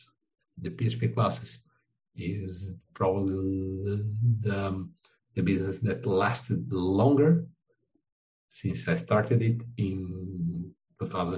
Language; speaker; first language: English; non-native, fluent; Portuguese